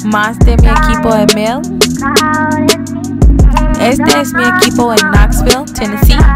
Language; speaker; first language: Spanish; non-native, learner; English